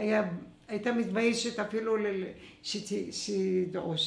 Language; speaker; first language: Hebrew; non-native, fluent; Arabic